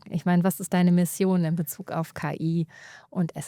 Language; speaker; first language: German; native; German